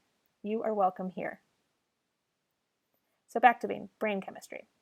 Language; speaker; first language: English; native; English